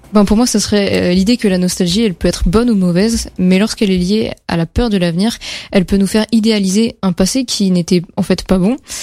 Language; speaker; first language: French; native; French